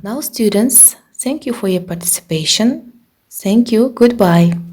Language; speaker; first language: English; non-native, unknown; Kazakh